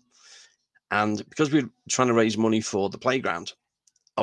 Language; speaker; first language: English; native; English